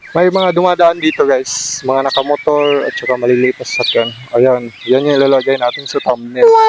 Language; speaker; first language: Filipino; non-native, local second language; Cebuano